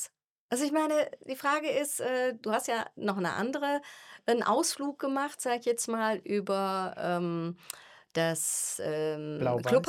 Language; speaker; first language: German; native; German